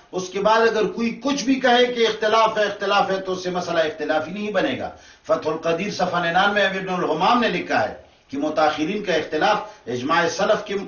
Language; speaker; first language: Urdu; non-native, local second language; Pashto